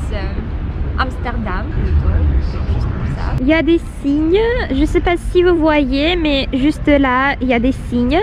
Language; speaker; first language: French; non-native, fluent; Russian